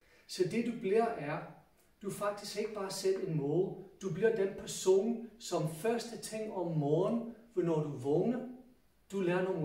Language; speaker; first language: Danish; non-native, fluent; English